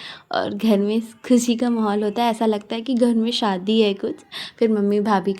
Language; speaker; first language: Hindi; native; Hindi